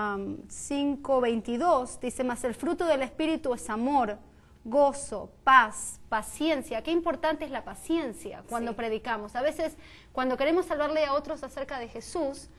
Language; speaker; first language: Spanish; native; Spanish